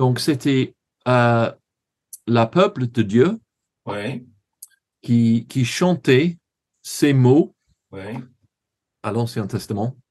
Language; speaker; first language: French; non-native, fluent; English